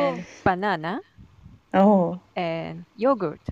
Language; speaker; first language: English; non-native, learner; Japanese